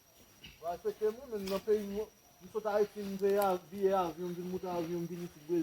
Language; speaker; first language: Portuguese; non-native, learner; Haitian Creole